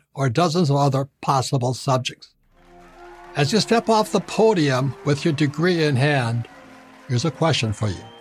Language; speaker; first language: English; native; English